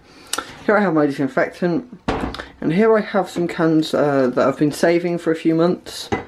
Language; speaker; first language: English; native; English